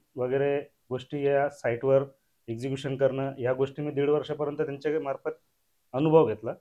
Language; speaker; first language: Marathi; non-native, local second language; Urdu